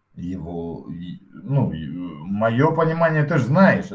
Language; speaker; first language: Russian; native; Russian